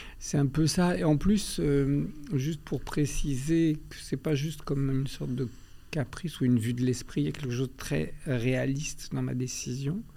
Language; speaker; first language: French; native; French